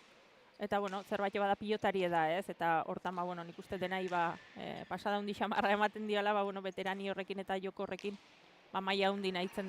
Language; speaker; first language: Basque; native; Basque